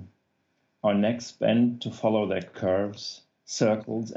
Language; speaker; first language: English; non-native, fluent; German